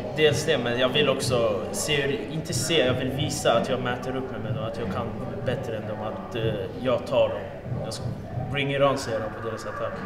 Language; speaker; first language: Swedish; early bilingual, other home language; Russian